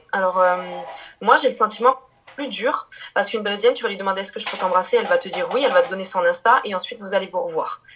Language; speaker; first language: French; early bilingual, other home language; Portuguese